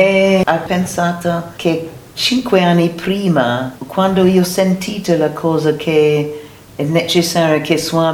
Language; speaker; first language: Italian; non-native, learner; English